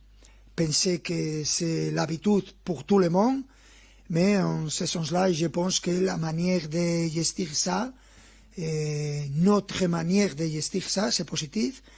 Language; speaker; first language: French; non-native, fluent; Spanish